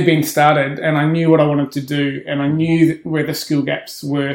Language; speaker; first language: English; native; English